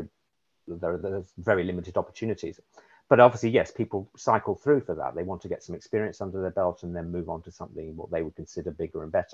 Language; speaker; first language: English; native; English